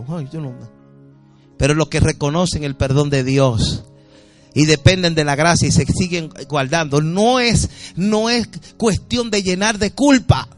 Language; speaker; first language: Spanish; native; Spanish